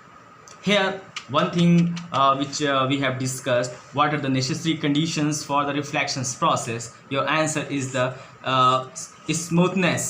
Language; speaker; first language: English; non-native, local second language; Hindi